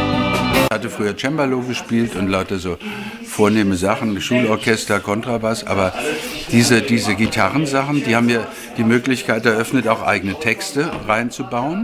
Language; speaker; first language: German; native; German